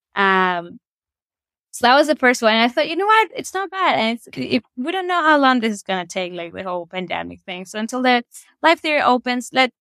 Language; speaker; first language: English; non-native, fluent; Spanish